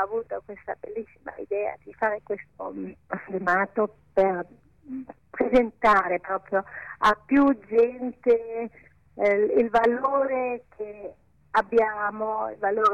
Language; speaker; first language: Italian; non-native, local second language; Ladin